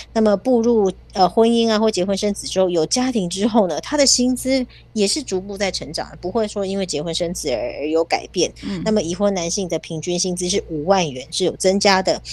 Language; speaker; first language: Chinese; native; Chinese